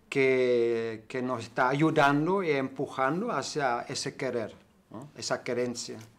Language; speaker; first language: Spanish; non-native, fluent; German